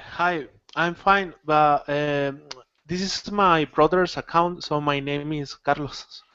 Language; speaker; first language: English; non-native, learner; Spanish